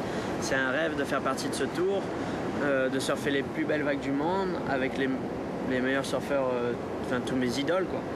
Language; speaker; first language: French; native; French